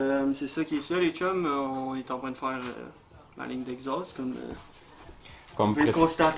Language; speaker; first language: French; native; French